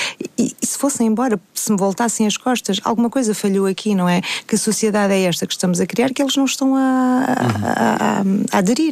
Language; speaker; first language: Portuguese; native; Portuguese